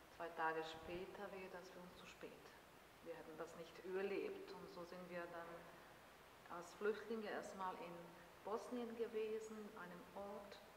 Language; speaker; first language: German; non-native, fluent; Bosnian